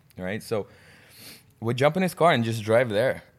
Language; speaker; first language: English; non-native, fluent; Russian